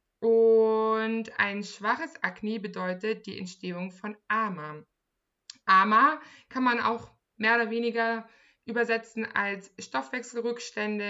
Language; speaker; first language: German; native; German